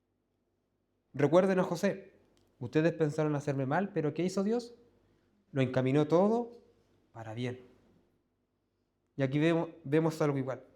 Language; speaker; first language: Spanish; native; Spanish